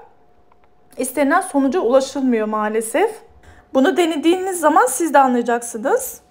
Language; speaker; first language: Turkish; native; Turkish